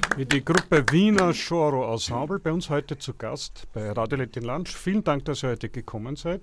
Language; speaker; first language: German; native; German